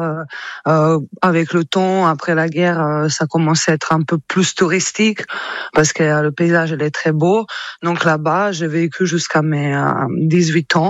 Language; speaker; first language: French; non-native, fluent; Croatian